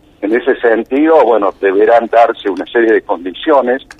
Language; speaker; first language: Spanish; native; Spanish